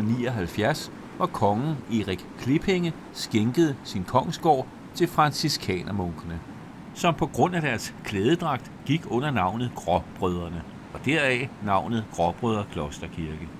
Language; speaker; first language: Danish; native; Danish